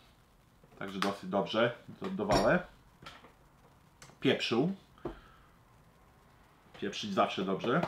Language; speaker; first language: Polish; early bilingual, heritage; Polish